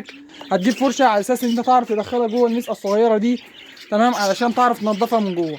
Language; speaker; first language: Arabic; native; Arabic